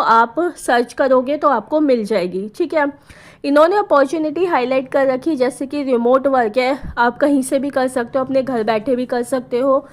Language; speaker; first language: Hindi; native; Hindi